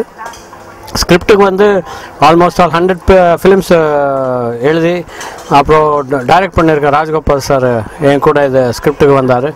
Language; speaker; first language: Tamil; non-native, local second language; Kannada